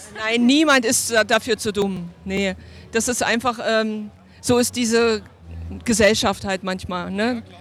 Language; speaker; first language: German; native; German